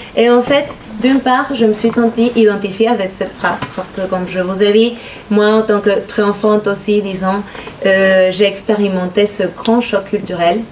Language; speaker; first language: French; non-native, fluent; Spanish